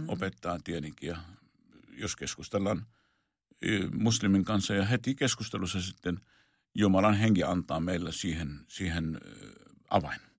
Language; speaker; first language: Finnish; non-native, fluent; Arabic